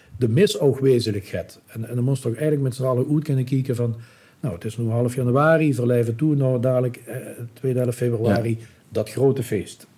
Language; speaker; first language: Dutch; non-native, local second language; Limburgish